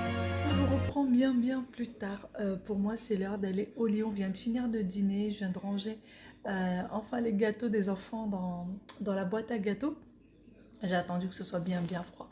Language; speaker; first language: French; native; French